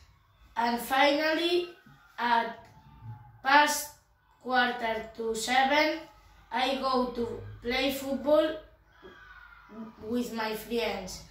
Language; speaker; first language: English; non-native, learner; Catalan